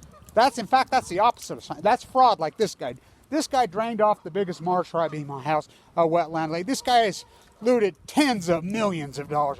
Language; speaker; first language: English; native; English